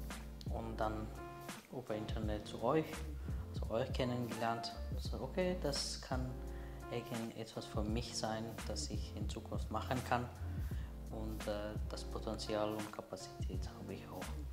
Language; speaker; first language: German; non-native, learner; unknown